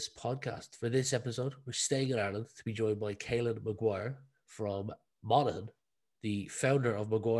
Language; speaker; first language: English; native; English